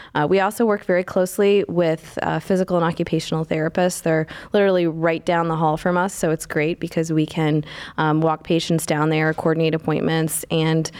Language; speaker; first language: English; native; English